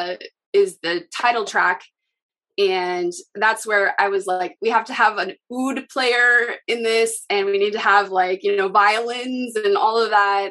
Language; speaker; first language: English; native; English